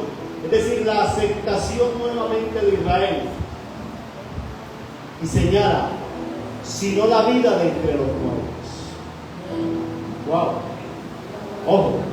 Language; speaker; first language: Spanish; native; Spanish